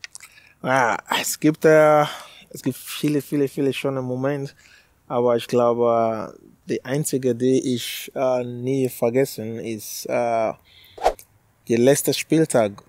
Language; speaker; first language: German; non-native, learner; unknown